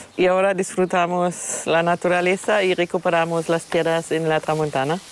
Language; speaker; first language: Spanish; non-native, fluent; German